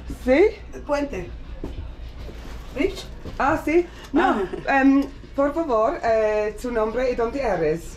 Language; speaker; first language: Spanish; non-native, learner; English